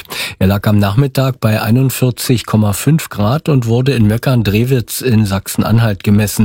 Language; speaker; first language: German; native; German